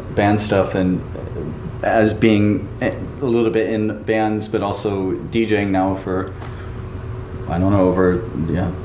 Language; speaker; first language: English; native; English